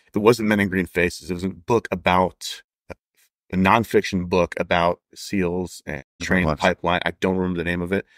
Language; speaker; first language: English; native; English